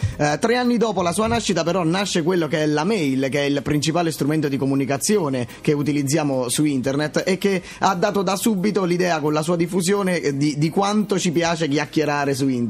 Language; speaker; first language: Italian; native; Italian